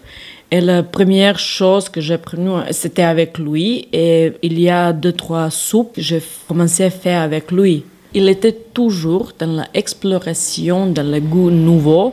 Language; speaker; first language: French; non-native, fluent; Serbian